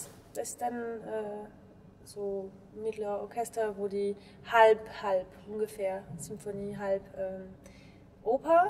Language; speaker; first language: German; non-native, fluent; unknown